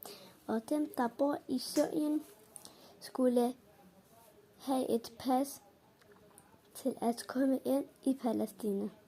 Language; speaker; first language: Danish; early bilingual, other home language; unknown